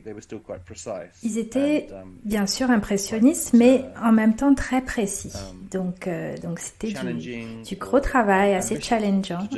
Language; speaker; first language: French; native; French